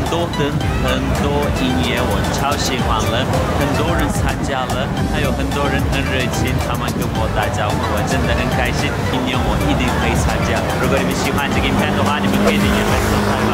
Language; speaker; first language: Chinese; non-native, learner; Turkish